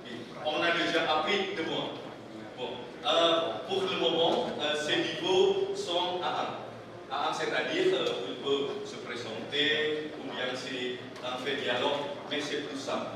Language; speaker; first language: French; non-native, learner; Indonesian